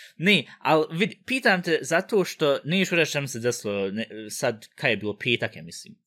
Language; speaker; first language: Bosnian; early bilingual, heritage; Bosnian